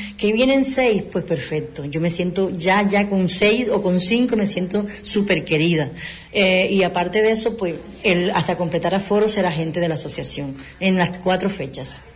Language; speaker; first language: Spanish; native; Spanish